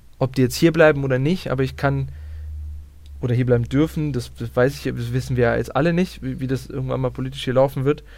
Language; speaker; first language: German; early bilingual, other home language; Bosnian